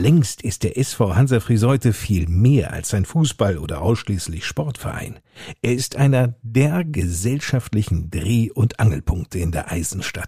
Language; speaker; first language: German; native; German